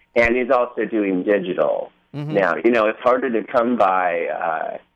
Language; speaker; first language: English; native; English